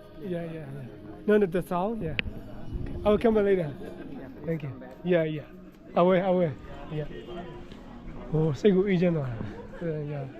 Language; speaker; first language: English; non-native, learner; Burmese